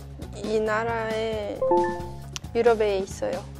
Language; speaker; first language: Korean; non-native, learner; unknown